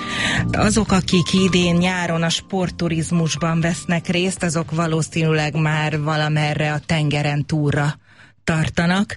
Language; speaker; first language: Hungarian; native; Hungarian